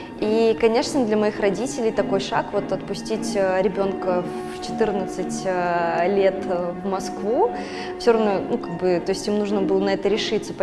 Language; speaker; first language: Russian; native; Russian